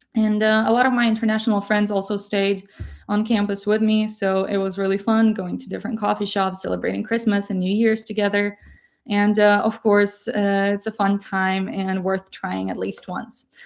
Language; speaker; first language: English; non-native, fluent; Ukrainian